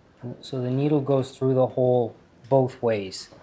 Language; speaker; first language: English; early bilingual, heritage; English